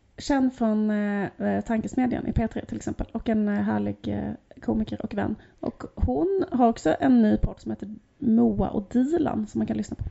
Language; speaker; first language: Swedish; native; Swedish